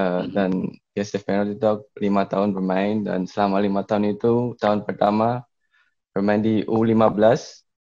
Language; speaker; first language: Indonesian; early bilingual, heritage; Indonesian